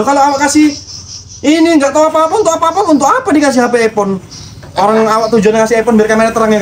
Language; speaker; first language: Malay; native; Malay